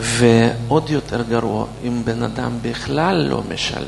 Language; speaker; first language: Hebrew; non-native, fluent; Russian